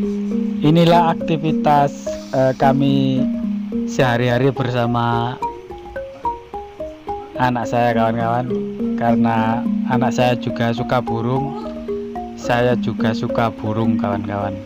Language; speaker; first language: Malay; non-native, local second language; Javanese